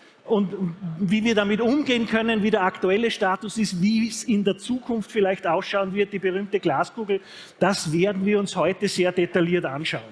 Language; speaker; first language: German; native; German